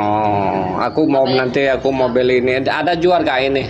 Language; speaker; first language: Indonesian; non-native, local second language; Hakka Chinese